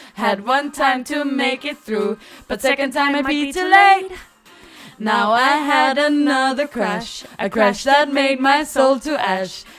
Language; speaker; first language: English; non-native, fluent; Danish